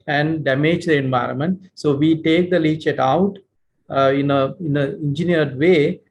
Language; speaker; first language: English; non-native, local second language; Sinhala